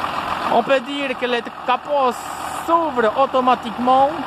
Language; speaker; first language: French; non-native, fluent; Polish